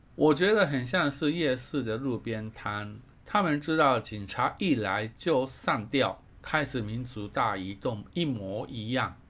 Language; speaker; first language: Chinese; non-native, fluent; Japanese